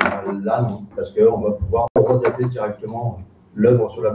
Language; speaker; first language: French; native; French